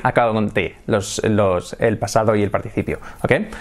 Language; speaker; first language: Spanish; native; Spanish